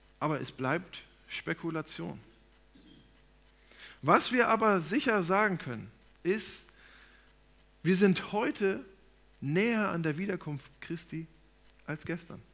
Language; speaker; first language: German; native; German